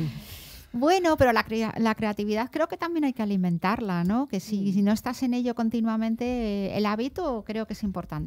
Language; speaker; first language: Spanish; native; Spanish